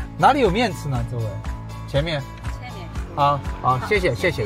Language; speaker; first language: Chinese; native; Chinese